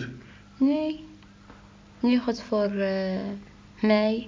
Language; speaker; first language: Dutch; non-native, learner; Arabic